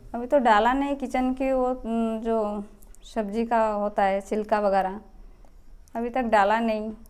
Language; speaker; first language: Hindi; non-native, local second language; Bangla